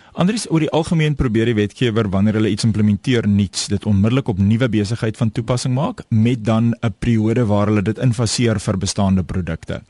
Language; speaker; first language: Afrikaans; native; Afrikaans